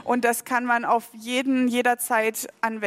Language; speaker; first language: German; native; German